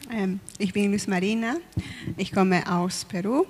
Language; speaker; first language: German; non-native, fluent; Spanish